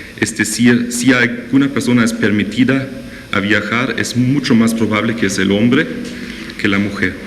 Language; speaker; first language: Spanish; non-native, fluent; German